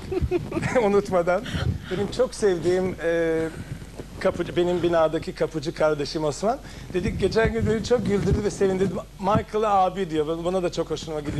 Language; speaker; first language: Turkish; non-native, fluent; English